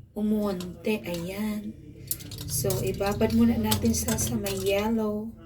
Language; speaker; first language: Filipino; native; Filipino